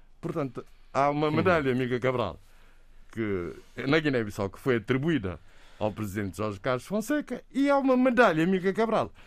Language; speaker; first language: Portuguese; non-native, local second language; Kabuverdianu